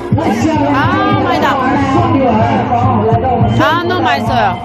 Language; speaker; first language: Korean; non-native, learner; Chinese